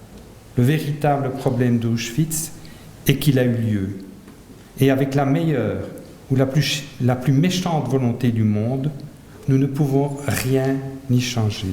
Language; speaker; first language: French; native; French